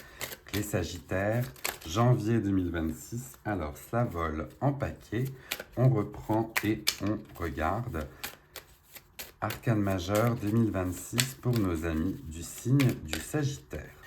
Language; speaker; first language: French; native; French